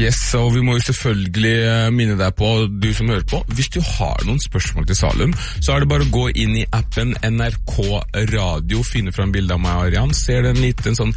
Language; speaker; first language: Norwegian; native; Norwegian